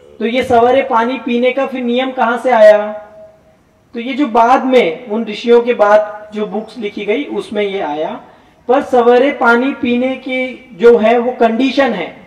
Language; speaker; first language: Hindi; non-native, local second language; Gujarati